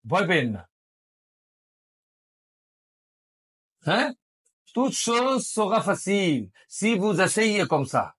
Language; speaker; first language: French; non-native, learner; Bangla